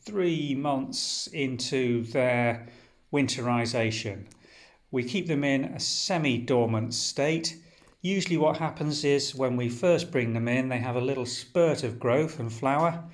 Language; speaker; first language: English; native; English